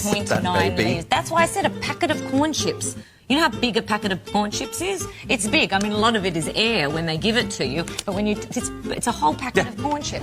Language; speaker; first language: English; native; English